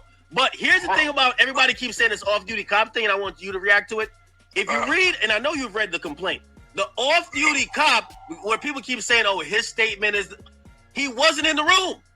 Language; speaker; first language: English; native; English